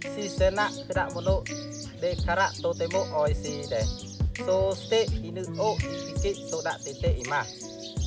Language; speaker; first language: Japanese; non-native, learner; Khmer